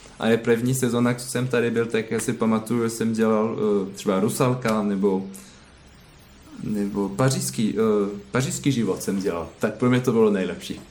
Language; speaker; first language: Czech; non-native, learner; French